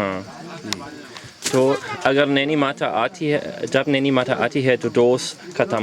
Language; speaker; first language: Hindi; non-native, learner; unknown